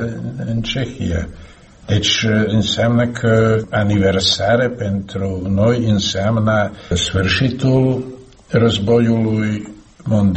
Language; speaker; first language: Romanian; non-native, learner; Slovak